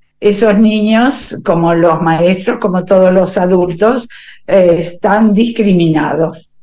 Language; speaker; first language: Spanish; native; Spanish